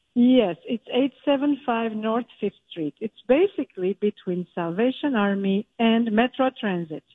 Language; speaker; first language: English; early bilingual, other home language; Turkish